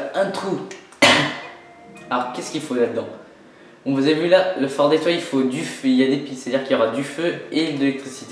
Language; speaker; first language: French; native; French